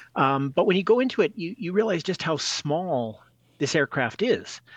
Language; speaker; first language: English; native; English